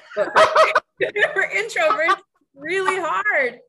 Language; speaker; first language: English; early bilingual, other home language; Spanish